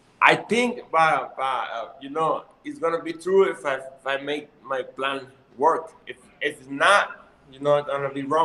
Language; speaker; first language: English; non-native, learner; Spanish